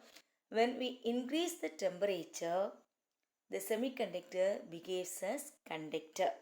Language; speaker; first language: English; non-native, local second language; Tamil